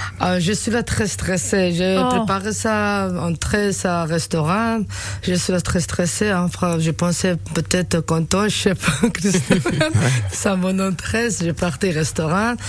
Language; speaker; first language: French; non-native, learner; Georgian